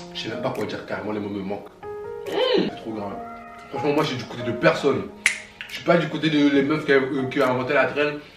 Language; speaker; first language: French; early bilingual, other home language; Bambara